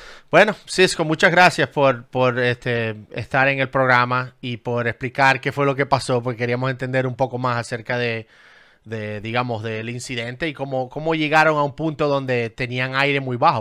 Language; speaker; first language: Spanish; native; Spanish